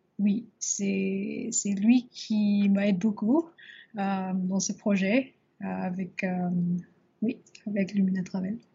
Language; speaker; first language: French; non-native, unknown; English